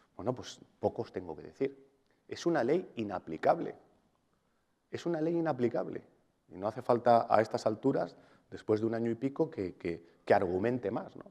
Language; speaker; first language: Spanish; non-native, local second language; Catalan